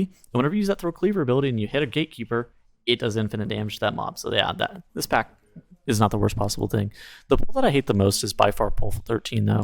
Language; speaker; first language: English; native; English